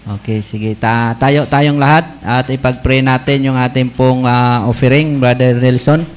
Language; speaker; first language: Filipino; non-native, local second language; Bikol